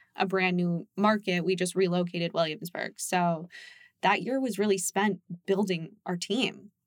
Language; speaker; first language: English; early bilingual, other home language; Japanese